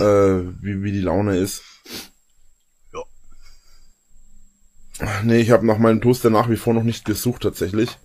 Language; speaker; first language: German; native; German